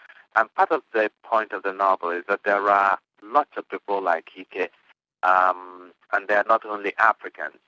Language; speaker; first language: English; non-native, local second language; Igbo